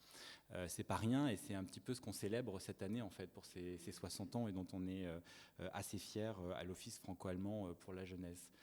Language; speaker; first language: French; native; French